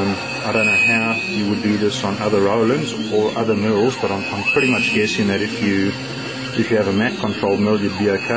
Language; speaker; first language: English; native; English